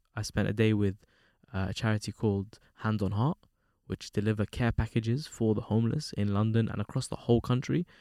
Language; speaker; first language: English; native; English